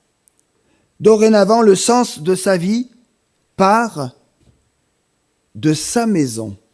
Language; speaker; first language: French; native; French